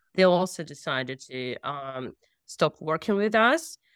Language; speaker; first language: English; non-native, fluent; Russian